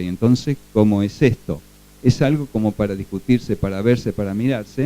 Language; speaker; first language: Spanish; native; Spanish